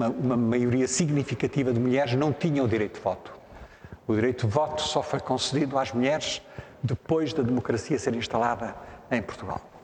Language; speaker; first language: Portuguese; native; Portuguese